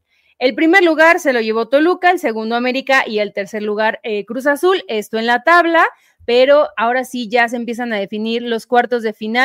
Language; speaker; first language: Spanish; native; Spanish